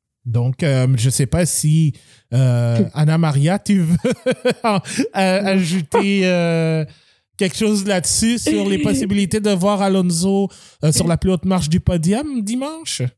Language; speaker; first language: French; native; French